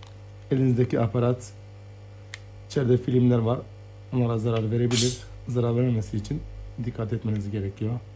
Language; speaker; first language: Turkish; native; Turkish